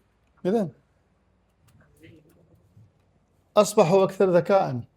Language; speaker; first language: Arabic; native; Arabic